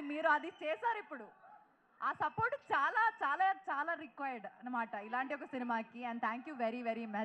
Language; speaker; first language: Telugu; non-native, fluent; Malayalam